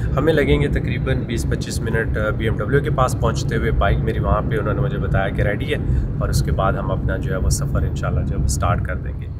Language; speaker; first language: Urdu; non-native, local second language; Pashto